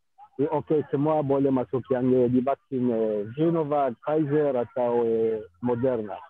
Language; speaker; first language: Indonesian; non-native, fluent; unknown